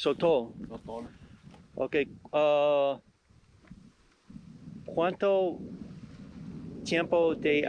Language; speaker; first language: Spanish; non-native, learner; English